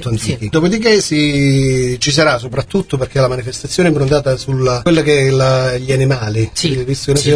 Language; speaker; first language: Italian; native; Italian